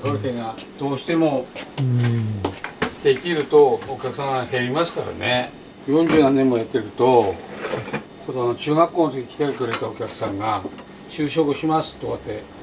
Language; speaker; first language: Japanese; native; Japanese